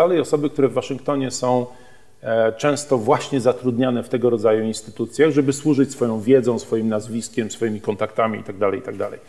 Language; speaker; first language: Polish; native; Polish